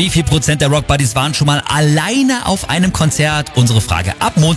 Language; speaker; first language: German; native; German